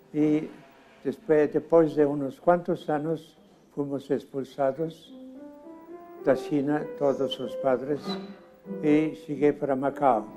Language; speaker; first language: Portuguese; non-native, fluent; Italian